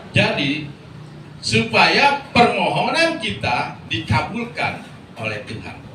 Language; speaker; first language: Indonesian; native; Indonesian